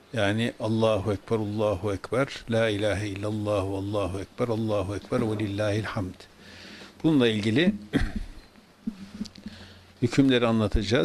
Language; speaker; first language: Turkish; native; Turkish